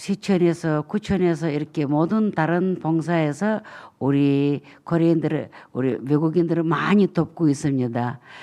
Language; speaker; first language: Korean; non-native, fluent; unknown